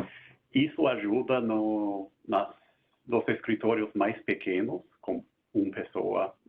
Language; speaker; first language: Portuguese; non-native, fluent; English